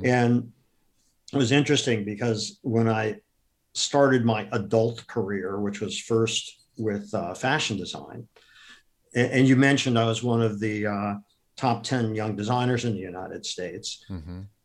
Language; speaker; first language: English; native; English